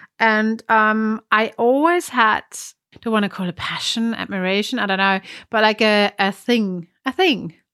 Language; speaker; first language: English; non-native, fluent; German